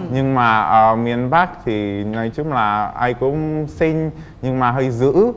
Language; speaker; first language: Vietnamese; non-native, fluent; Czech